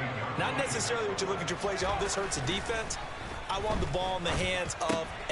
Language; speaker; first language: English; native; English